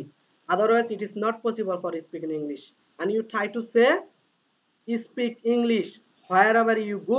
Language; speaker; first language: English; non-native, local second language; Bangla